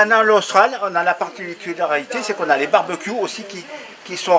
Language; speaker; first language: French; native; French